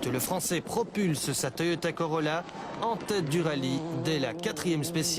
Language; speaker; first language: French; native; French